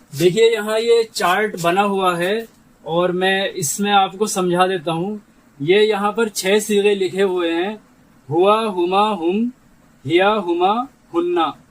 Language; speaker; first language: Urdu; native; Urdu